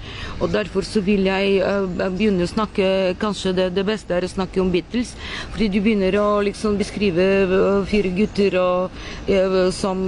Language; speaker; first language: Norwegian; non-native, fluent; Bulgarian